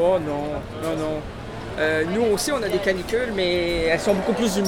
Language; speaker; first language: French; native; French